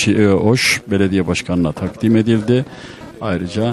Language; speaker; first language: Turkish; native; Turkish